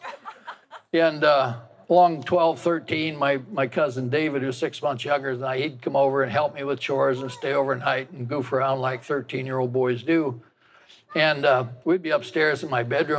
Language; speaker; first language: English; native; English